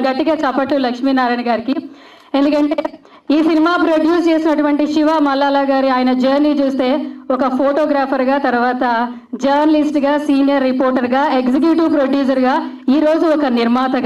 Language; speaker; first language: Telugu; native; Telugu